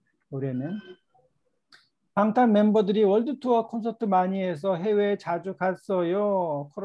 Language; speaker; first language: Korean; native; Korean